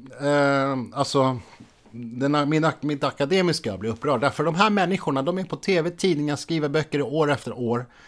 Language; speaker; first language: Swedish; native; Swedish